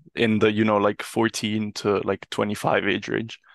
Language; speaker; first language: English; non-native, fluent; Italian